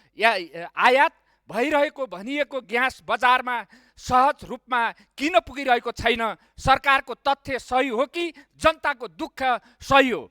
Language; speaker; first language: Nepali; native; Nepali